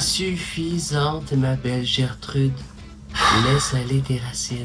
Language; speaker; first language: French; native; French